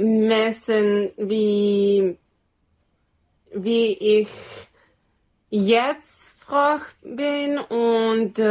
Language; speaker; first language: German; non-native, learner; Serbian